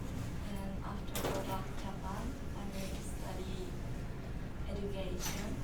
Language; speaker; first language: English; non-native, learner; Japanese